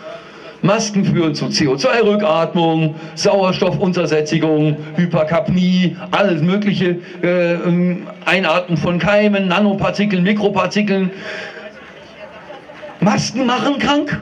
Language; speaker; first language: German; native; German